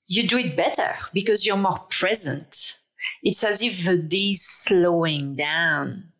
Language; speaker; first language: English; non-native, fluent; French